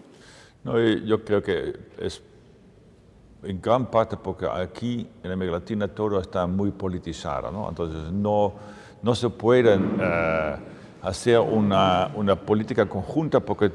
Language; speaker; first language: Spanish; non-native, fluent; Dutch